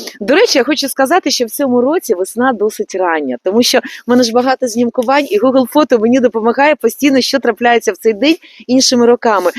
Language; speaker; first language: Ukrainian; native; Ukrainian